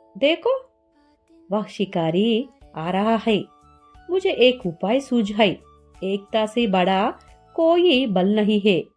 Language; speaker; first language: Hindi; non-native, learner; Telugu